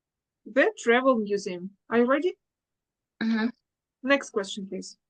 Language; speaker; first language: English; non-native, fluent; Russian